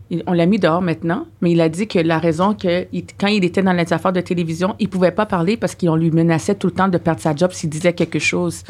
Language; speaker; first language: French; non-native, fluent; English